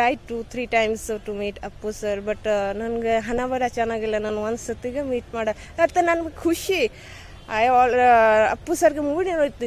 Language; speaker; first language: Kannada; non-native, local second language; Bangla